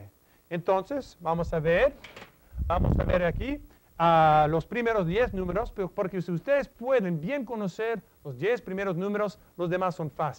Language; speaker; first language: Spanish; non-native, fluent; English